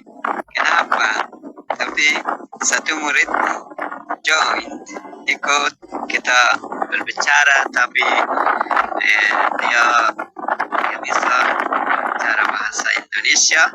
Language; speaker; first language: Indonesian; non-native, learner; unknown